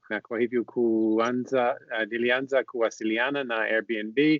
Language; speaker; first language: Swahili; non-native, learner; Persian